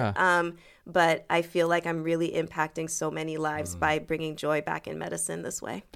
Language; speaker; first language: English; early bilingual, other home language; French